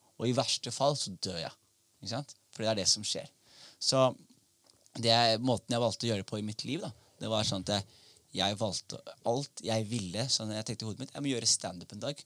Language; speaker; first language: Norwegian; early bilingual, other home language; Somali